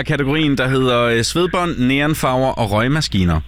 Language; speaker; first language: Danish; native; Danish